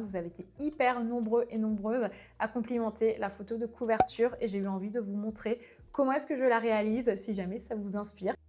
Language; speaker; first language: French; native; French